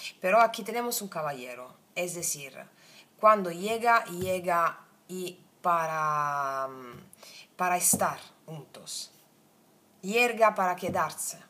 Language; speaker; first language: Spanish; non-native, fluent; Italian